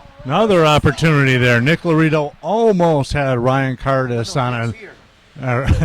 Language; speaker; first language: English; native; English